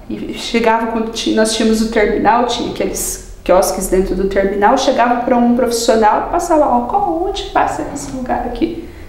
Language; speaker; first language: Portuguese; native; Portuguese